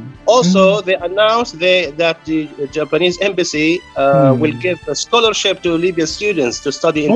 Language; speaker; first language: English; non-native, fluent; Arabic